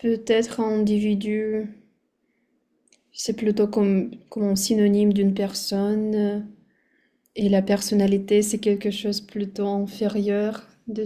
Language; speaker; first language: French; non-native, fluent; Russian